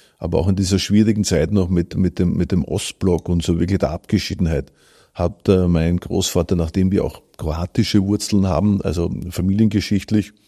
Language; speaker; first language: German; native; German